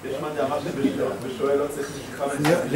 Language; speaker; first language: Hebrew; native; Hebrew